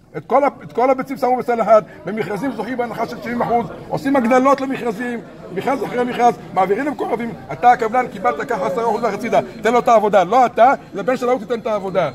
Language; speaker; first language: Hebrew; native; Hebrew